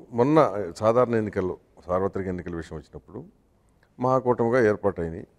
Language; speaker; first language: Telugu; native; Telugu